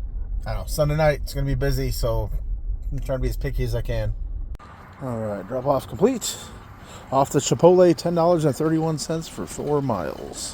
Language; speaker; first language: English; native; English